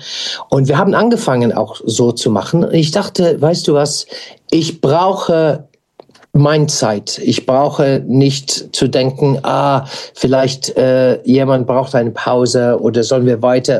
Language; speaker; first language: German; non-native, fluent; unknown